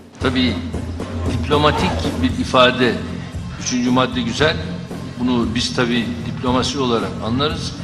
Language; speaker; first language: Turkish; native; Turkish